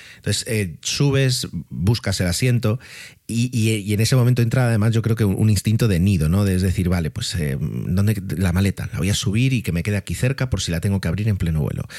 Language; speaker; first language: Spanish; native; Spanish